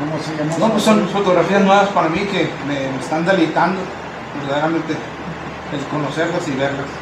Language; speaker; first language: Spanish; native; Spanish